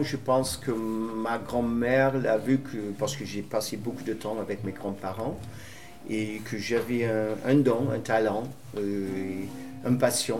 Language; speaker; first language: French; non-native, fluent; English